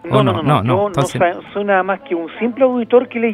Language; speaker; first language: Spanish; native; Spanish